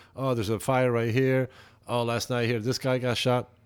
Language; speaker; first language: English; non-native, fluent; Dutch